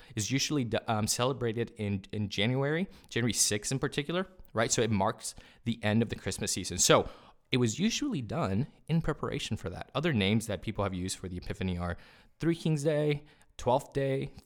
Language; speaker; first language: English; early bilingual, other home language; Spanish